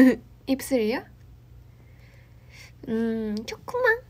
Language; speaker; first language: Korean; non-native, learner; Japanese